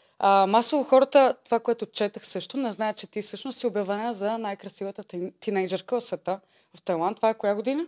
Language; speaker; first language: Bulgarian; native; Bulgarian